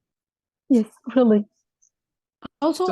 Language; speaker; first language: English; non-native, learner; Arabic